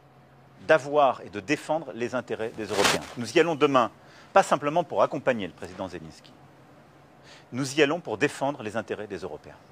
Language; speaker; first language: French; native; French